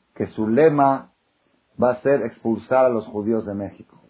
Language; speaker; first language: Spanish; non-native, fluent; Hebrew